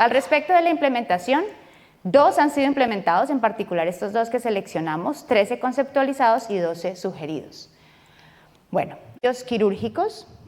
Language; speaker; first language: Spanish; native; Spanish